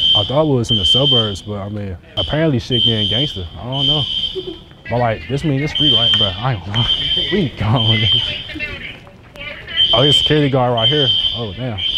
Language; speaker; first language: English; native; English